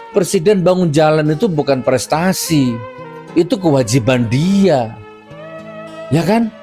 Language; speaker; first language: Indonesian; non-native, local second language; Madurese